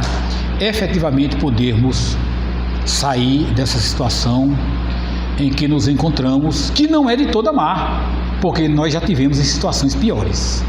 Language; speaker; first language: Portuguese; native; Portuguese